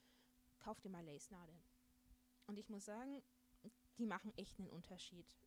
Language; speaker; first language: German; native; German